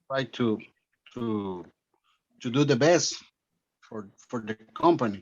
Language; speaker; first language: English; non-native, learner; Spanish